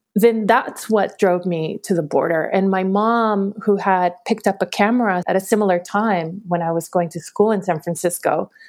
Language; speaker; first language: English; early bilingual, other home language; Spanish